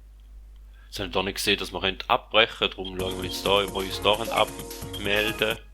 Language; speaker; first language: German; native; German